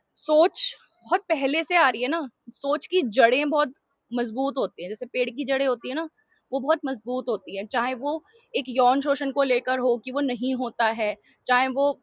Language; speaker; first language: Hindi; native; Hindi